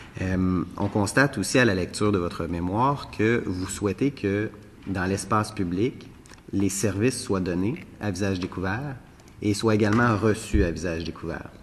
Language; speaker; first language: French; native; French